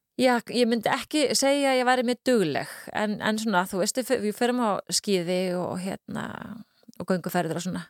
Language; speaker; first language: Icelandic; native; Icelandic